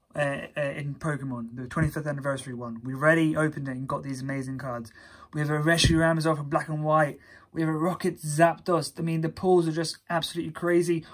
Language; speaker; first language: English; native; English